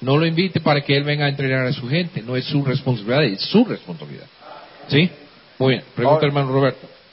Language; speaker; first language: Spanish; native; Spanish